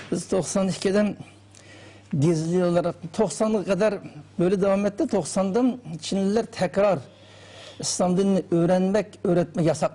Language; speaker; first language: Turkish; non-native, learner; Uyghur